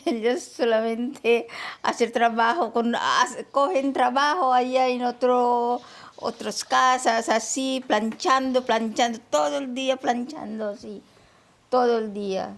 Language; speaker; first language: Spanish; non-native, learner; Filipino